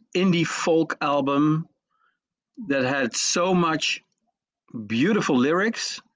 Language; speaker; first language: English; non-native, fluent; French